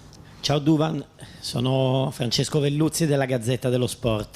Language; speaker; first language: Italian; native; Italian